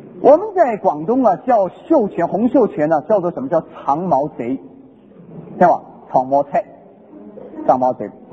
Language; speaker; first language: Chinese; non-native, local second language; Hakka Chinese